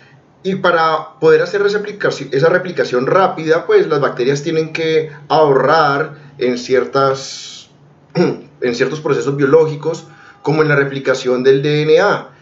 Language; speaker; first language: Spanish; native; Spanish